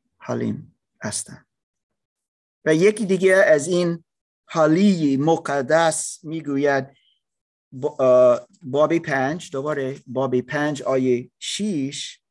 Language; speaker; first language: Persian; non-native, learner; English